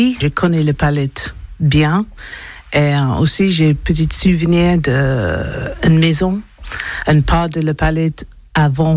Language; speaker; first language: French; non-native, learner; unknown